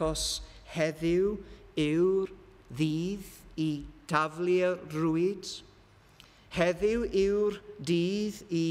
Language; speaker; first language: Welsh; non-native, learner; English